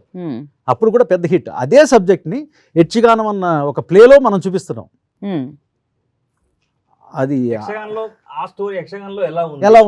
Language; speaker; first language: Telugu; native; Telugu